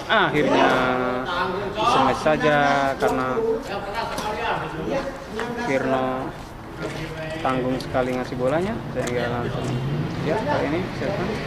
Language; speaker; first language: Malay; non-native, local second language; Javanese